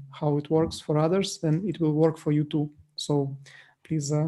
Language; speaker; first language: English; non-native, fluent; Russian